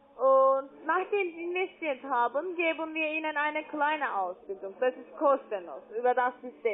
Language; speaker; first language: German; non-native, learner; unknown